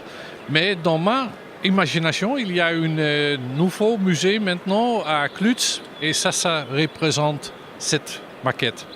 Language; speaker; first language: French; non-native, learner; German